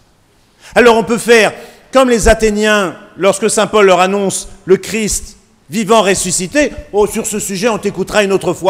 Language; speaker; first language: French; native; French